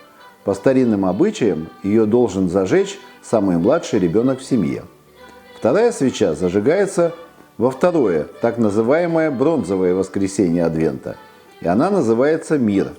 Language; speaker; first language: Russian; native; Russian